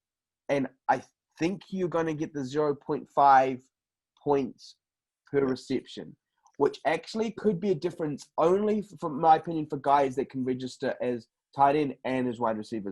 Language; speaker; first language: English; native; English